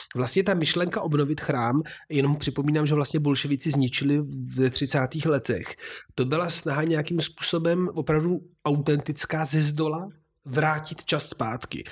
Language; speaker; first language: Czech; non-native, fluent; Italian